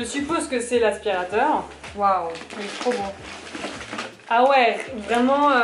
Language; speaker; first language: French; native; French